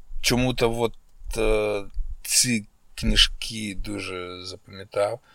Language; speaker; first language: Ukrainian; non-native, local second language; Russian